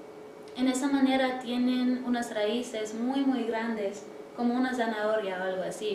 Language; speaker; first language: Spanish; early bilingual, heritage; English